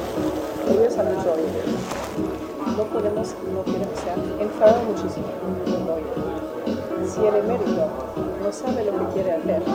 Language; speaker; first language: Spanish; non-native, fluent; German